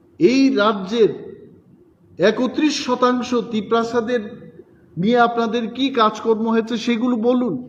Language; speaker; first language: Bangla; non-native, local second language; Kok Borok